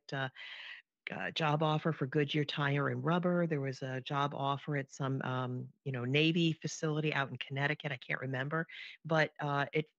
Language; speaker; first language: English; native; English